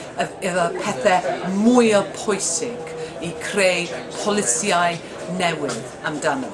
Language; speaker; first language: Welsh; non-native, learner; English